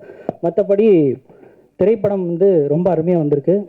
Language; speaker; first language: Tamil; native; Tamil